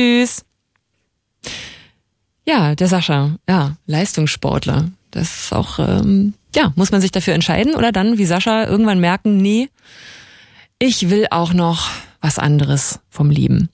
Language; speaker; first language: German; native; German